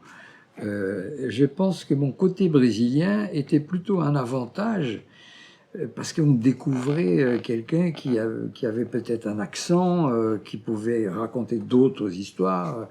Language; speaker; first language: French; non-native, fluent; Portuguese